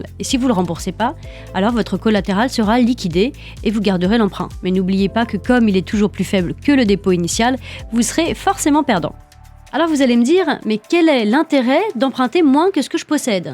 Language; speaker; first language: French; native; French